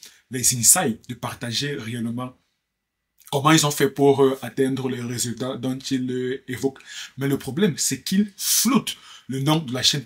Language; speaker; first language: French; native; French